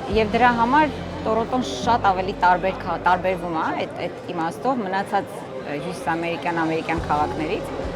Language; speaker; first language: Armenian; native; Armenian